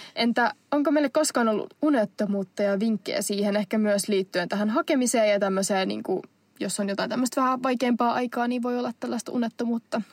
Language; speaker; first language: Finnish; non-native, local second language; Swedish